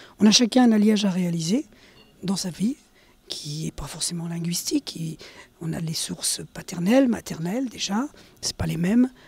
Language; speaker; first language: French; early bilingual, other home language; Spanish